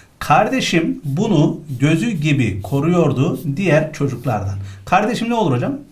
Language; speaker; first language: Turkish; native; Turkish